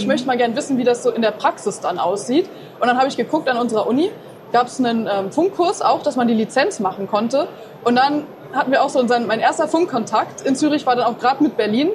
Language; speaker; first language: German; native; German